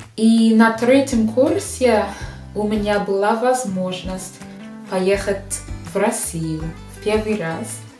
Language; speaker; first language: Russian; non-native, fluent; English